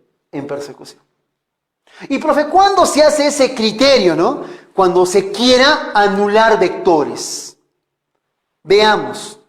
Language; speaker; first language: Spanish; native; Spanish